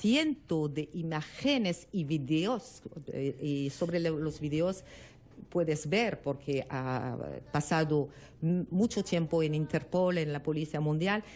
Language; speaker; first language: Spanish; non-native, learner; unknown